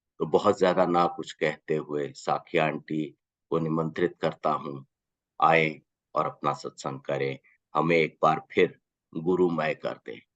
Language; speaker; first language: Hindi; native; Hindi